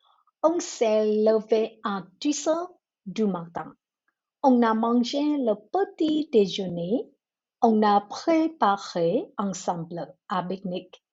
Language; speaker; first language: French; non-native, learner; Vietnamese